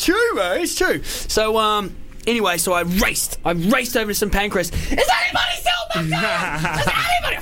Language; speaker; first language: English; native; English